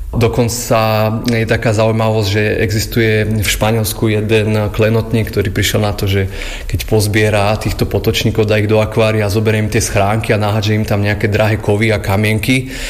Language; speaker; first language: Slovak; native; Slovak